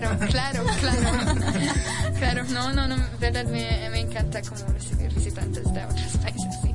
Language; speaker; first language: Spanish; non-native, fluent; Hungarian